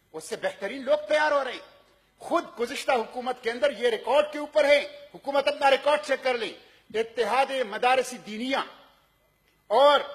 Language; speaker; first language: Urdu; non-native, local second language; Pashto